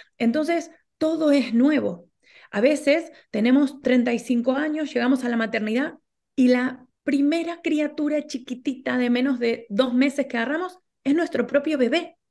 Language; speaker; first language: Spanish; native; Spanish